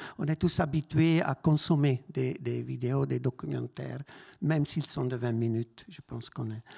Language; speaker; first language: French; non-native, local second language; German